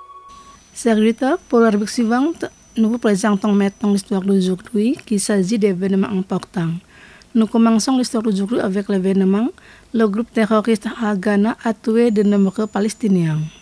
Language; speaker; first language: French; non-native, fluent; Indonesian